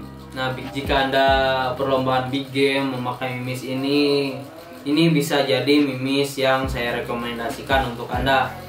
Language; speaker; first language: Indonesian; native; Indonesian